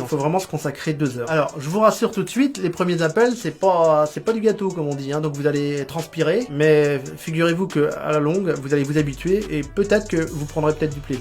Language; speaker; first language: French; native; French